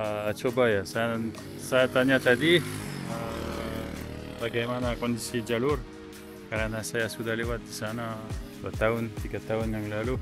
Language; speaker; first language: Indonesian; non-native, fluent; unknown